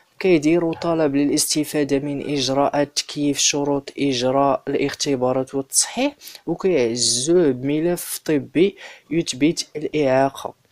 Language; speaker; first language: Arabic; native; Arabic